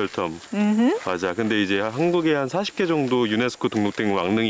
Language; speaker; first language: Korean; native; Korean